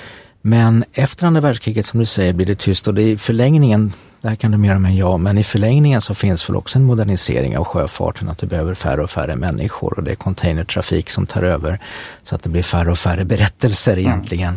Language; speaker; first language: Swedish; native; Swedish